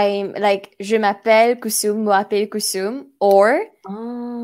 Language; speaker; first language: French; non-native, local second language; Morisyen